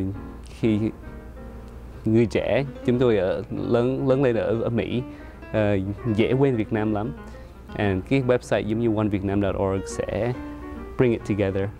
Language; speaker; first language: Vietnamese; early bilingual, other home language; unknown